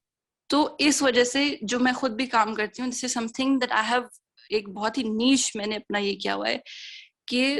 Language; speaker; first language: Hindi; native; Hindi